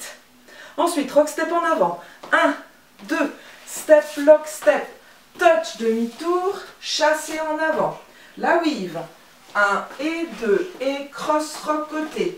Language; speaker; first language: French; native; French